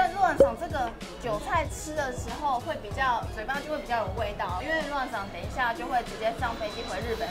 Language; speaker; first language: Chinese; native; Chinese